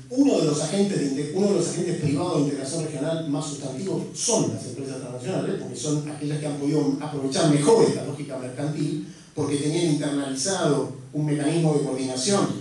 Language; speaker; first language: Spanish; native; Spanish